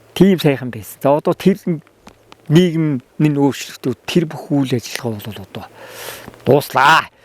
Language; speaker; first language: Mongolian; native; Mongolian